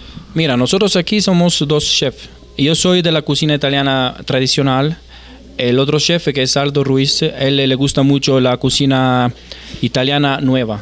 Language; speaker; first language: Spanish; non-native, fluent; Italian